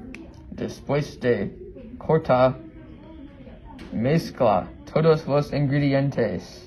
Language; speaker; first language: Spanish; non-native, learner; English